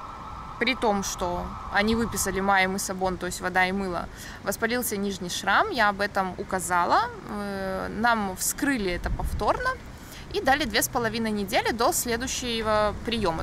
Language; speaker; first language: Russian; native; Russian